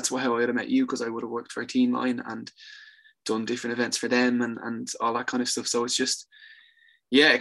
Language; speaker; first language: English; native; English